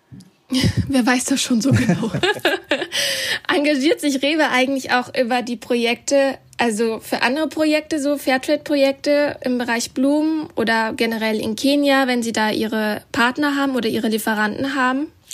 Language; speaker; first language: German; native; German